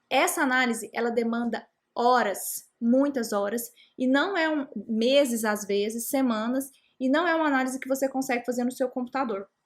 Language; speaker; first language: Portuguese; native; Portuguese